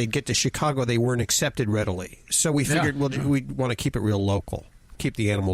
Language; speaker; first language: English; native; English